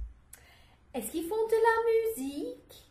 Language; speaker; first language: French; non-native, learner; English